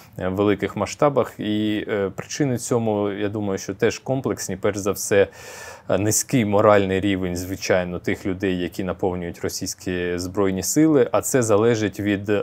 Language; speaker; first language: Ukrainian; non-native, local second language; Russian